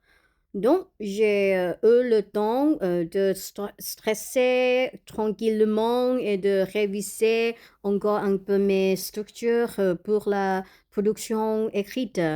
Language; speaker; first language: French; non-native, learner; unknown